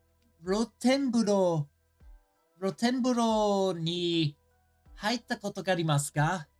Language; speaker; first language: Japanese; non-native, learner; English